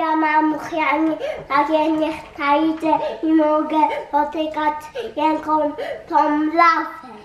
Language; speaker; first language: Polish; early bilingual, heritage; Polish